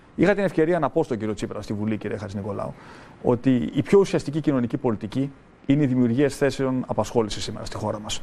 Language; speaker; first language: Greek; native; Greek